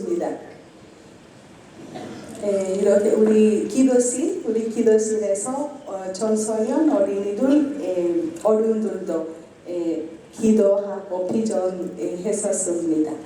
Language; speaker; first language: Korean; non-native, learner; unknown